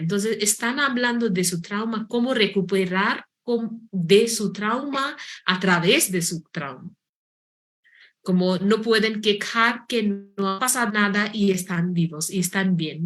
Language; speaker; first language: Spanish; non-native, fluent; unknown